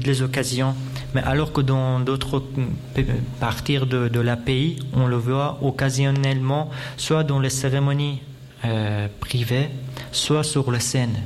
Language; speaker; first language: French; non-native, fluent; Persian